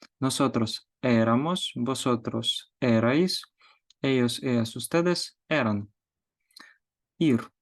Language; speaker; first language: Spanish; non-native, fluent; Ukrainian